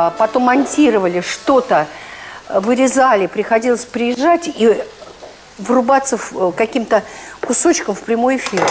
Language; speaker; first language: Russian; native; Russian